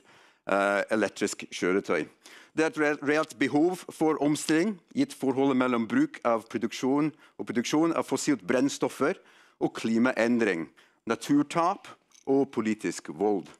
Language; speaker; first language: Norwegian; non-native, fluent; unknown